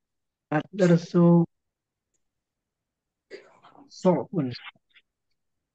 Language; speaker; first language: Arabic; non-native, learner; Indonesian